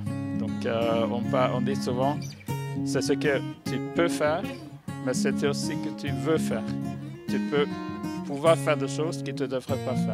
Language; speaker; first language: French; non-native, fluent; Norwegian